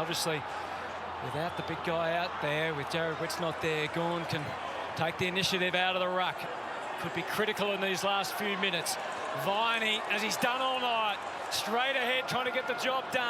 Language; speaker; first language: English; native; English